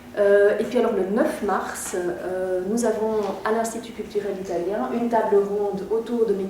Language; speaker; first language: French; native; French